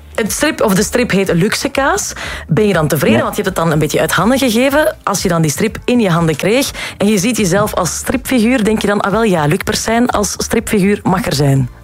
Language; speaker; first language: Dutch; native; Dutch